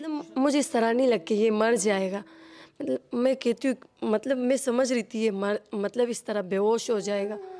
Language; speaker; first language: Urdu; non-native, local second language; Pashto